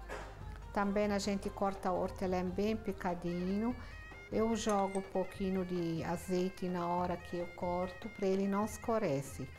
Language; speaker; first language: Portuguese; non-native, fluent; Arabic